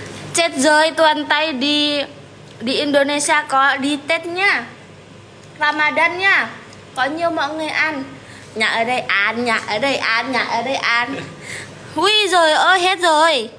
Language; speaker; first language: Vietnamese; non-native, learner; Javanese